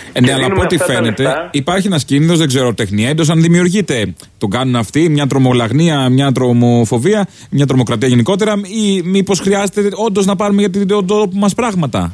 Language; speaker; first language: Greek; native; Greek